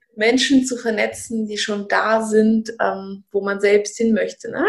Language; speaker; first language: German; early bilingual, other home language; Russian